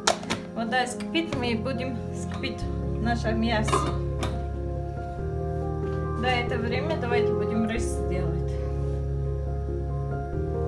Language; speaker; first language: Russian; non-native, local second language; Tajik